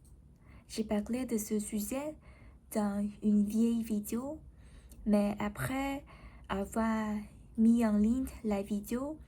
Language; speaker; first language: French; non-native, learner; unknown